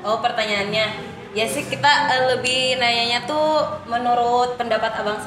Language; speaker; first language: Indonesian; native; Indonesian